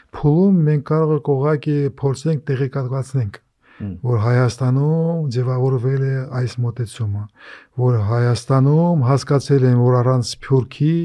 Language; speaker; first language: Armenian; native; Armenian